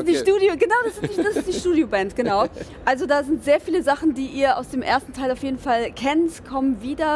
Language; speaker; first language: German; native; German